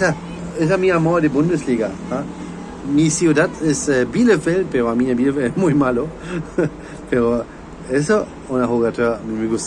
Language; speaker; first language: Spanish; non-native, learner; German